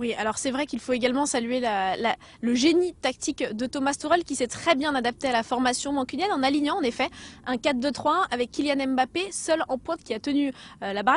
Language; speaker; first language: French; native; French